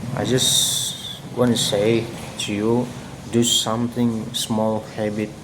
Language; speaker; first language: English; non-native, learner; Indonesian